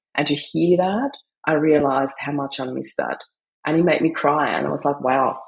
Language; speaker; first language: English; non-native, fluent; German